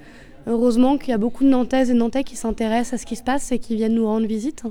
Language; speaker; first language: French; native; French